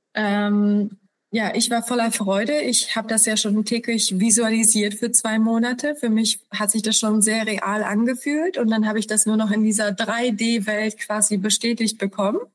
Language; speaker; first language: German; early bilingual, other home language; Polish